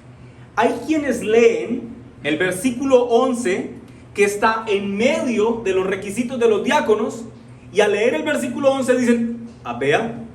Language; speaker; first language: Spanish; native; Spanish